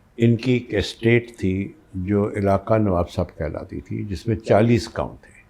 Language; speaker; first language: Urdu; native; Urdu